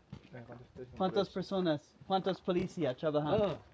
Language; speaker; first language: Spanish; non-native, learner; English